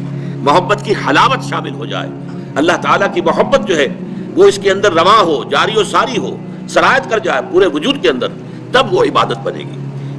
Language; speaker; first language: Urdu; native; Urdu